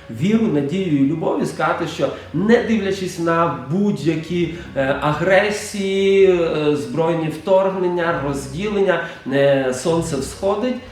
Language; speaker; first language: Ukrainian; native; Ukrainian